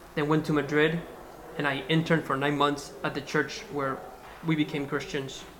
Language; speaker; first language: English; non-native, fluent; Spanish